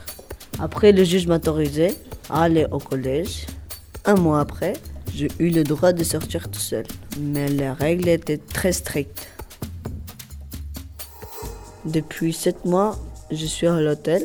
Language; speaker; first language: French; non-native, learner; Albanian